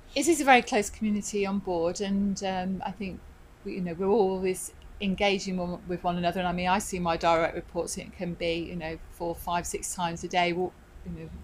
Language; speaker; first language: English; native; English